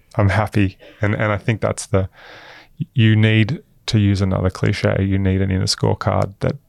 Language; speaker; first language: English; native; English